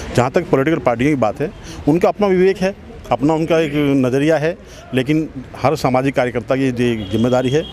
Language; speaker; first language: Hindi; native; Hindi